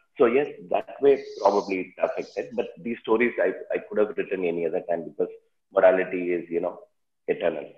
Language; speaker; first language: English; non-native, local second language; Tamil